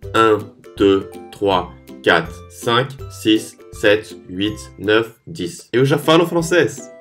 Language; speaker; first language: Portuguese; non-native, fluent; French